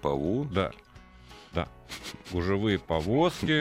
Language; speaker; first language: Russian; native; Russian